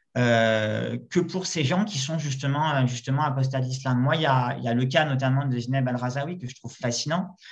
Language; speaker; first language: French; native; French